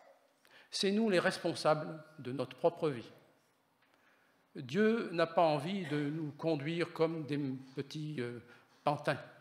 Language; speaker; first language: French; native; French